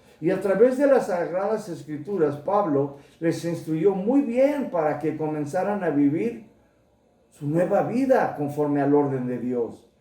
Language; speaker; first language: Spanish; early bilingual, heritage; Spanish